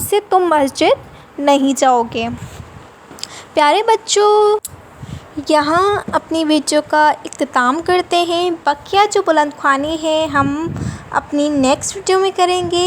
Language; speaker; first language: Urdu; non-native, local second language; Sindhi